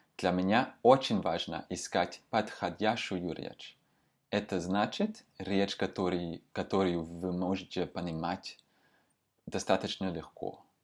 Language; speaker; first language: Russian; non-native, fluent; Swiss German